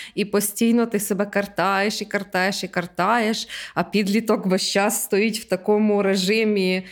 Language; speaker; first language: Ukrainian; native; Ukrainian